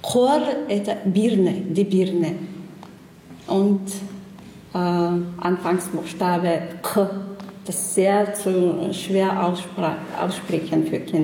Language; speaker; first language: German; non-native, learner; Chechen